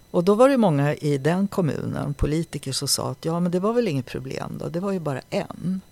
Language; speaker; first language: Swedish; native; Swedish